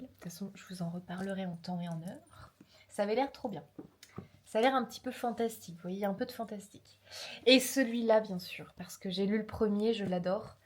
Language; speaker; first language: French; native; French